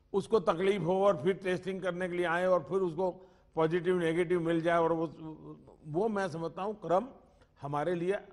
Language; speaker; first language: Hindi; non-native, local second language; Gujarati